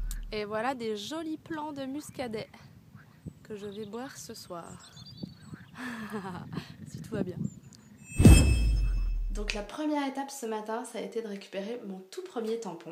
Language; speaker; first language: French; native; French